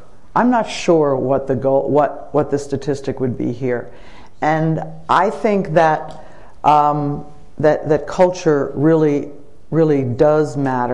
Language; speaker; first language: English; native; English